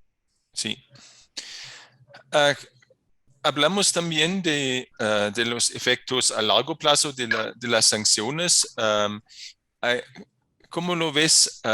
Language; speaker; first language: Spanish; non-native, fluent; German